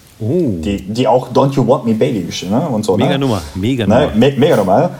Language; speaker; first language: German; native; German